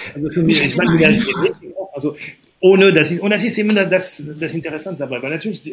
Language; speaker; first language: German; non-native, fluent; French